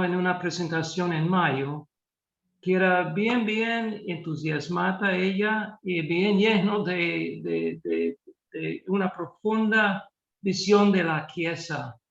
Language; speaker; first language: Spanish; non-native, fluent; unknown